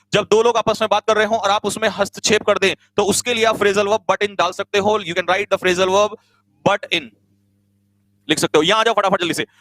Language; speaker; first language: Hindi; native; Hindi